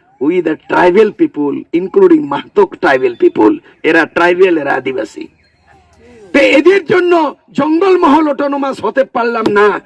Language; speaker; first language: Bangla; non-native, local second language; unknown